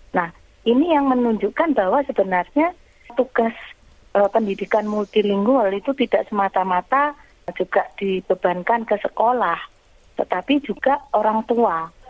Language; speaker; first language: Indonesian; non-native, local second language; Javanese